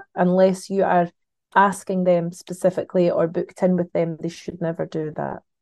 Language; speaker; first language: English; native; English